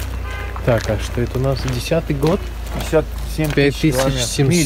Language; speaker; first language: Russian; native; Russian